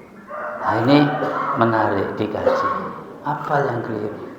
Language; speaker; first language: Indonesian; native; Indonesian